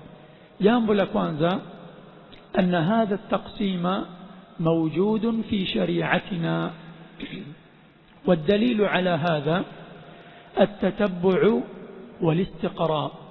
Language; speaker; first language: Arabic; non-native, fluent; Swahili